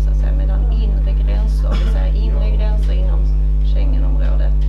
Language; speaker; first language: Swedish; native; Swedish